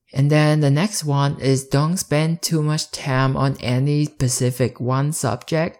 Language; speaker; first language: English; early bilingual, other home language; Vietnamese